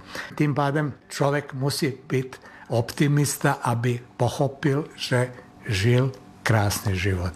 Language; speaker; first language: Czech; non-native, fluent; Serbian